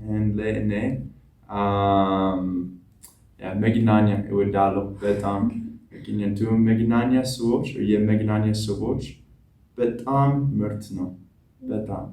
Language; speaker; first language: Amharic; non-native, learner; English